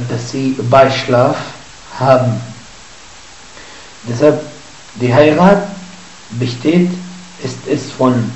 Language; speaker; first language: German; non-native, fluent; Arabic